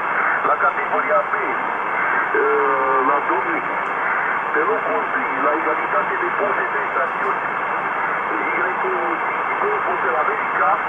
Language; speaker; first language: Romanian; native; Romanian